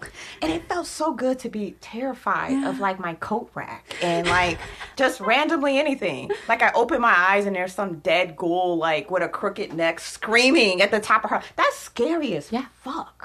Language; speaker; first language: English; native; English